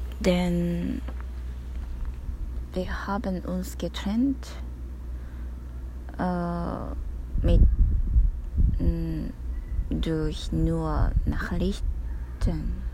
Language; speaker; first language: German; non-native, learner; Japanese